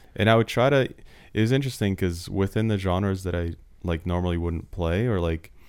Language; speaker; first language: English; early bilingual, other home language; Slovak